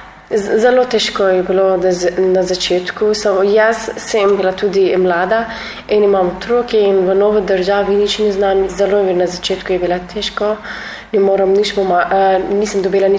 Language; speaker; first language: Slovenian; non-native, learner; Arabic